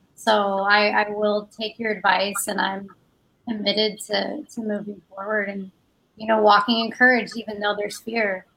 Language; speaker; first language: English; native; English